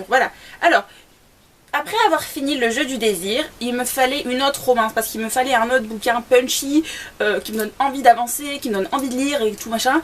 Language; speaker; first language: French; native; French